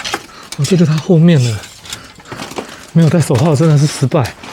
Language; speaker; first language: Chinese; native; Chinese